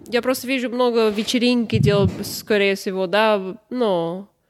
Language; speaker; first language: Russian; non-native, learner; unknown